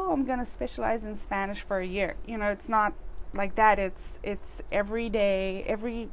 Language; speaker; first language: English; native; English